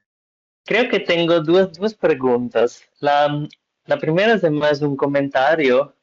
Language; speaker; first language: Spanish; non-native, fluent; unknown